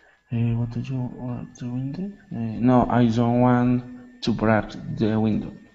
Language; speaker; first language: English; non-native, learner; Spanish